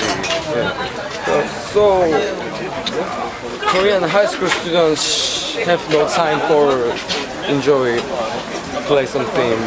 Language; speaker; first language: English; non-native, learner; Korean